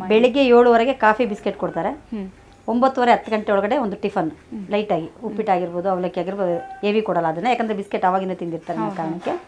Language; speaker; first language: Kannada; native; Kannada